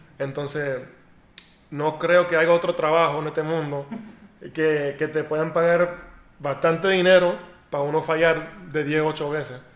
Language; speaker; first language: Spanish; early bilingual, heritage; Spanish